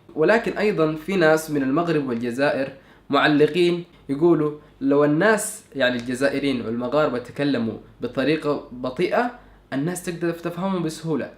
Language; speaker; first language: Arabic; native; Arabic